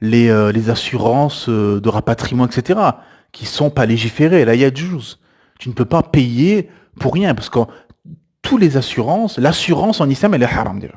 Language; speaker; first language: French; native; French